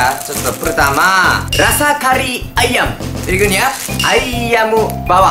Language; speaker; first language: Indonesian; non-native, learner; Japanese